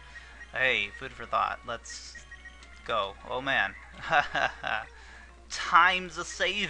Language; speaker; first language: English; native; English